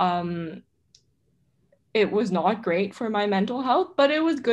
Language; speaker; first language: English; non-native, local second language; Cantonese